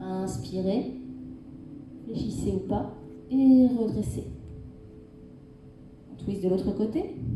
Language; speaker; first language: French; native; French